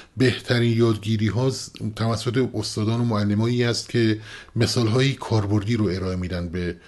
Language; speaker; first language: Persian; non-native, local second language; Kurdish